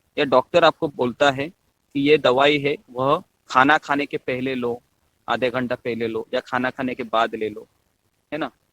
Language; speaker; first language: Hindi; non-native, local second language; Marathi